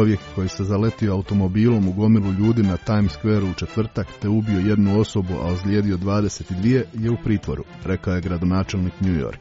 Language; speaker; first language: Croatian; native; Croatian